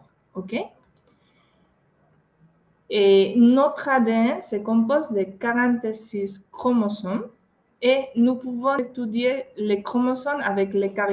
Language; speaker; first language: French; non-native, fluent; Spanish